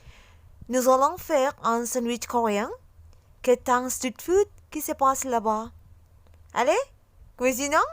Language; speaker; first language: French; non-native, learner; Indonesian